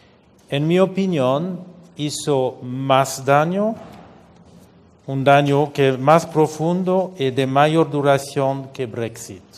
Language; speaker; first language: Spanish; non-native, fluent; French